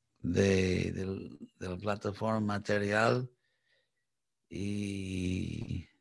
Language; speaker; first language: Spanish; non-native, fluent; English